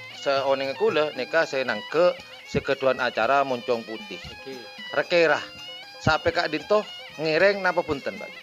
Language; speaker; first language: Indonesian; non-native, local second language; Madurese